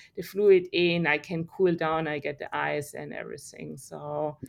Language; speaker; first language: English; non-native, fluent; German